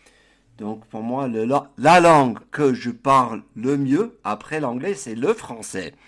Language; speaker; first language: French; non-native, fluent; English